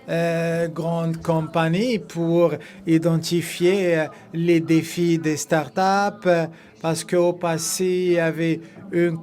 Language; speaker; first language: French; non-native, fluent; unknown